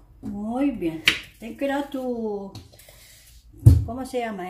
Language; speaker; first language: Spanish; non-native, learner; Indonesian